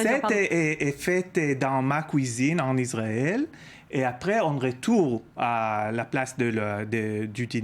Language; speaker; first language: French; non-native, learner; Hebrew